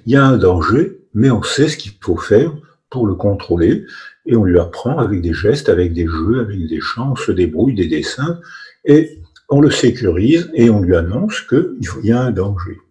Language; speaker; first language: French; native; French